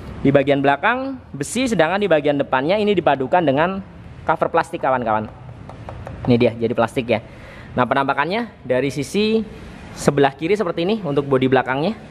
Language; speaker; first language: Indonesian; native; Indonesian